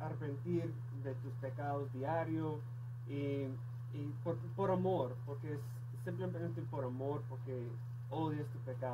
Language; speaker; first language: Spanish; non-native, fluent; English